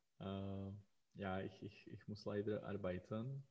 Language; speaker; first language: German; non-native, learner; Czech